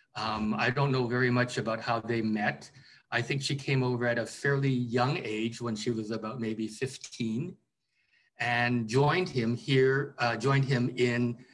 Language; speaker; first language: English; native; English